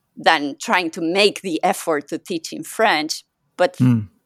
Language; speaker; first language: English; non-native, fluent; Spanish